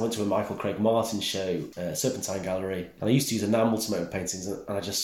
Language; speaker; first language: English; native; English